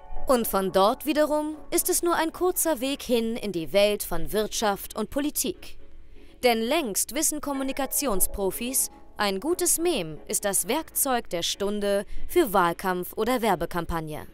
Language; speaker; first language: German; native; German